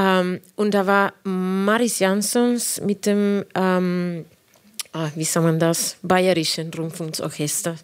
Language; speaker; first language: German; non-native, fluent; Spanish